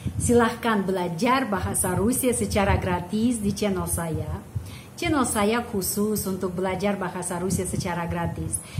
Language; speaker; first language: Indonesian; non-native, fluent; Russian